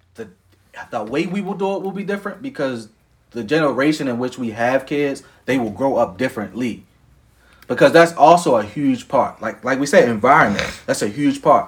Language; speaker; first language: English; native; English